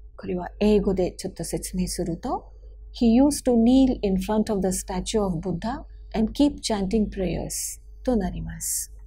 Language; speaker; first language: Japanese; non-native, fluent; Hindi